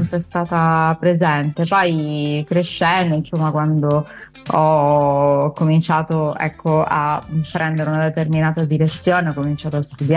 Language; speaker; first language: Italian; non-native, local second language; Sicilian